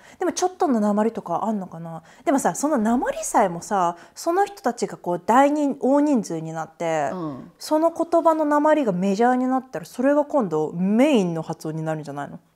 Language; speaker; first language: Japanese; native; Japanese